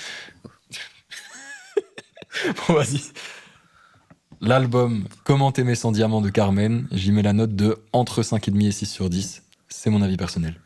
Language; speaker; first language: French; native; French